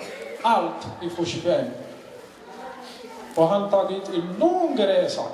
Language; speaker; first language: Swedish; non-native, learner; Arabic